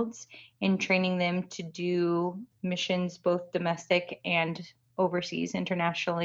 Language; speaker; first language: English; native; English